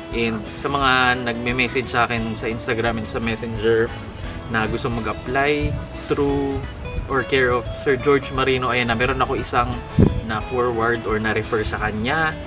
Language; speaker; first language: Filipino; native; Filipino